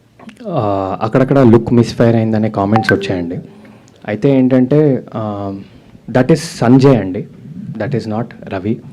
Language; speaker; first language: Telugu; native; Telugu